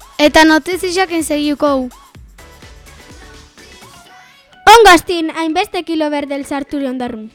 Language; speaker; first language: Basque; native; Basque